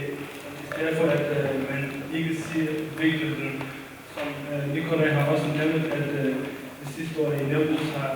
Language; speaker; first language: Danish; non-native, learner; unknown